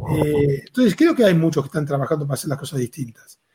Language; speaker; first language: Spanish; native; Spanish